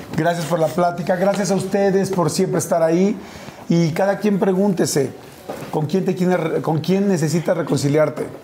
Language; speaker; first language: Spanish; native; Spanish